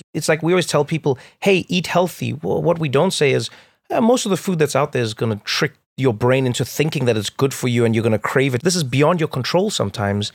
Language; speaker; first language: English; native; English